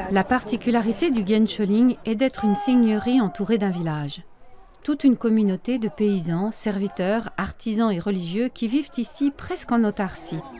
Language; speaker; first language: French; native; French